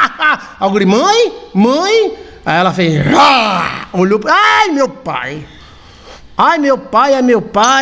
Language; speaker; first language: Portuguese; native; Portuguese